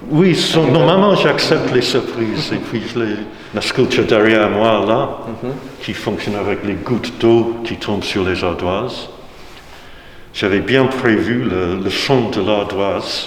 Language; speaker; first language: French; non-native, fluent; English